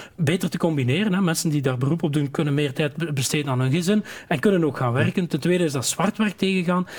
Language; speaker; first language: Dutch; native; Dutch